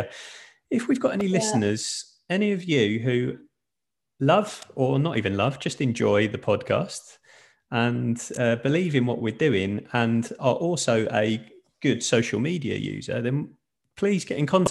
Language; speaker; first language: English; native; English